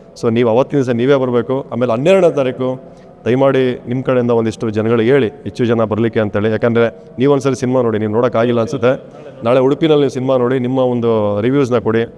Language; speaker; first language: Kannada; native; Kannada